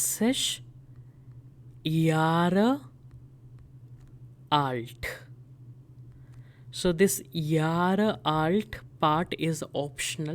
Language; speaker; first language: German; non-native, fluent; Hindi